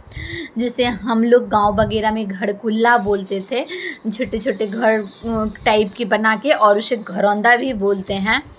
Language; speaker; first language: Hindi; non-native, local second language; Bhojpuri